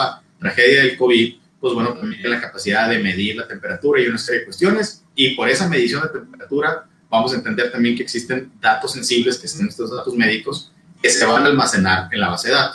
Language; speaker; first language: Spanish; native; Spanish